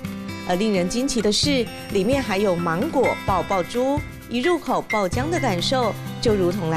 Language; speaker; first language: Chinese; native; Chinese